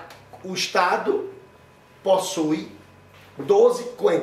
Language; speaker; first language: Spanish; non-native, learner; Portuguese